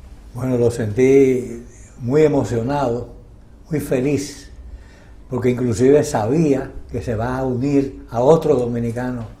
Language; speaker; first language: Spanish; native; Spanish